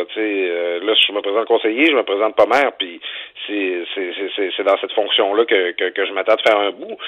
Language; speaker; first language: French; native; French